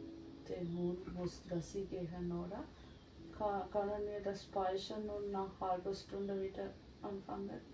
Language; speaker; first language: German; non-native, learner; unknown